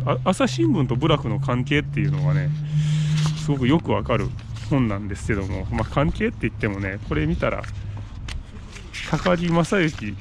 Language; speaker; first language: Japanese; native; Japanese